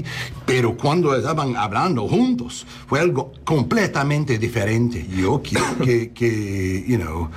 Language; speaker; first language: Spanish; non-native, learner; English